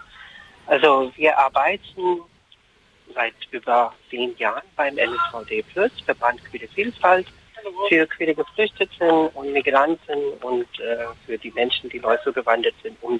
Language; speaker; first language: German; non-native, fluent; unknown